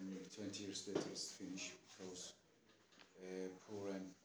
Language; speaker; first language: English; non-native, learner; Turkish